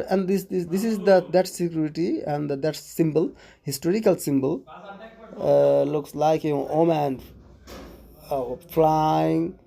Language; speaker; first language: English; non-native, local second language; Bangla